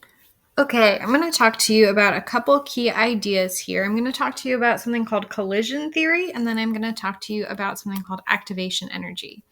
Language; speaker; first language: English; native; English